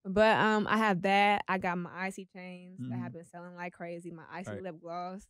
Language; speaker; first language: English; native; English